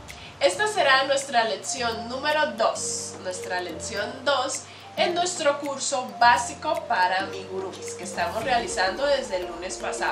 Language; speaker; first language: Spanish; native; Spanish